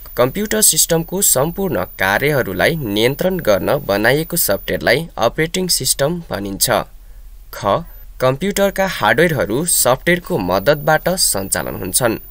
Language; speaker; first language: Nepali; native; Nepali